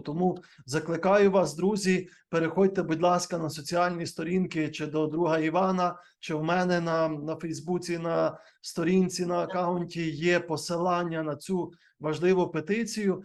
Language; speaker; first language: Ukrainian; native; Ukrainian